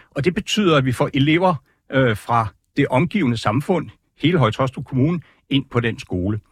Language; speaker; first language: Danish; native; Danish